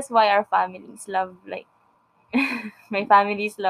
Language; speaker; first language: English; non-native, local second language; Filipino